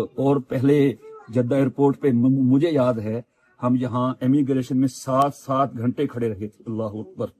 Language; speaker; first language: Urdu; native; Urdu